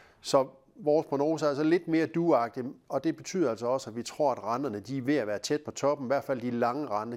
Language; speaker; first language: Danish; native; Danish